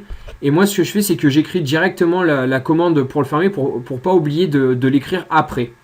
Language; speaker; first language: French; native; French